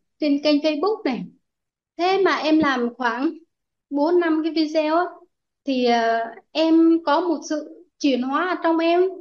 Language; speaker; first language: Vietnamese; non-native, local second language; Jarai